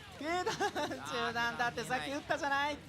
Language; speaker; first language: Japanese; native; Japanese